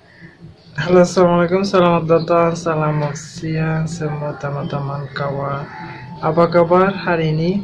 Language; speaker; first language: Indonesian; non-native, learner; Bangla